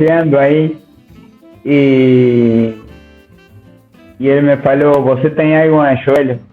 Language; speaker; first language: Portuguese; non-native, learner; Spanish